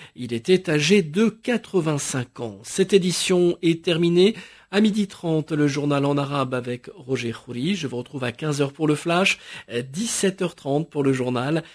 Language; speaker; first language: French; native; French